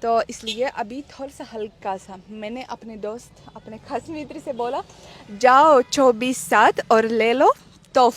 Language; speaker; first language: Hindi; non-native, fluent; Russian